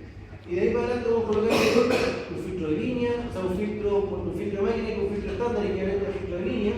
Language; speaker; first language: Spanish; native; Spanish